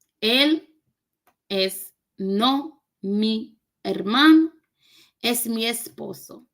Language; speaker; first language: Spanish; non-native, learner; English